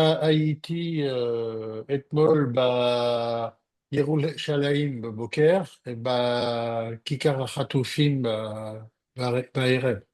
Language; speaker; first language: Hebrew; non-native, learner; French